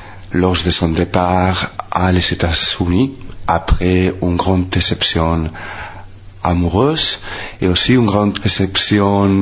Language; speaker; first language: French; non-native, fluent; Spanish